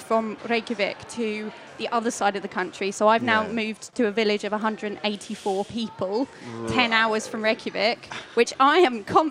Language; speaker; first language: English; native; English